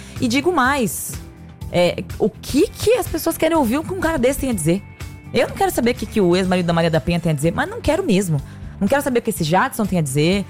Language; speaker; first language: Portuguese; native; Portuguese